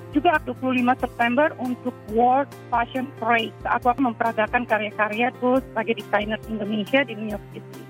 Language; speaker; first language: Indonesian; native; Indonesian